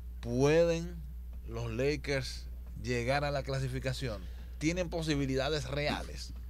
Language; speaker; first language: Spanish; native; Spanish